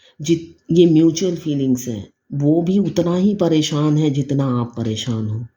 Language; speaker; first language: Hindi; native; Hindi